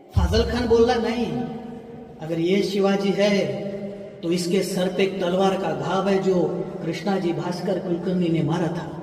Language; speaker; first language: Hindi; non-native, local second language; Marathi